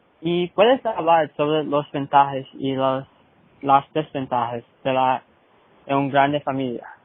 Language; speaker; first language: Spanish; early bilingual, heritage; Spanish